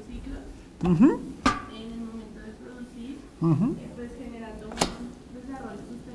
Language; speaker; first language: Spanish; native; Spanish